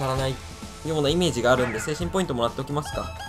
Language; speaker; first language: Japanese; native; Japanese